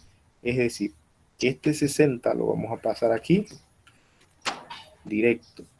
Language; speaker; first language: Spanish; native; Spanish